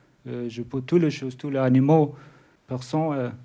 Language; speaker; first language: French; non-native, learner; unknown